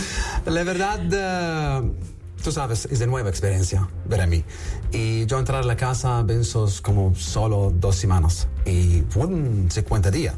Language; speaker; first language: Spanish; non-native, learner; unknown